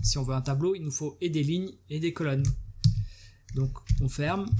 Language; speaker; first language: French; native; French